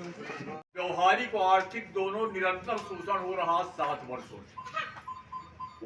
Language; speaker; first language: Hindi; native; Hindi